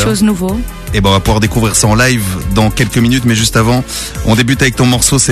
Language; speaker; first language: French; native; French